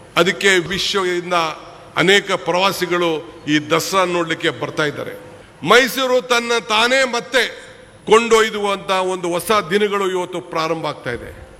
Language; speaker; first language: Kannada; native; Kannada